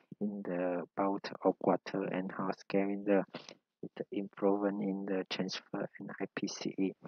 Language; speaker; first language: English; non-native, learner; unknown